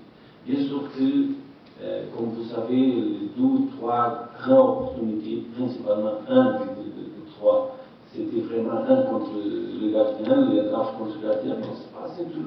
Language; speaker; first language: French; non-native, learner; Portuguese